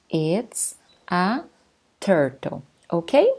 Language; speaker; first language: English; non-native, fluent; Portuguese